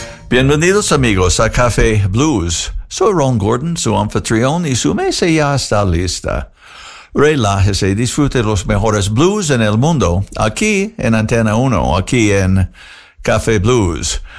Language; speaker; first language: Spanish; non-native, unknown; English